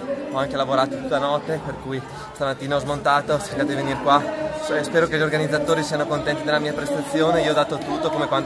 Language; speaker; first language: Italian; native; Italian